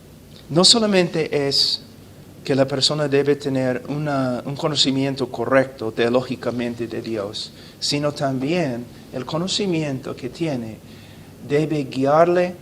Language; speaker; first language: Spanish; non-native, fluent; English